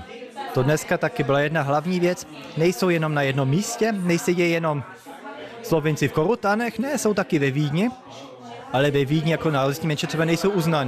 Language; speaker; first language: Czech; early bilingual, heritage; Czech